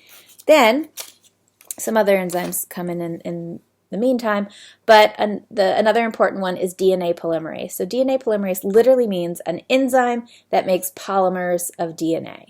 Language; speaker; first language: English; native; English